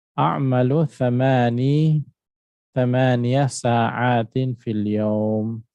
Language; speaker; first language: Arabic; non-native, fluent; Filipino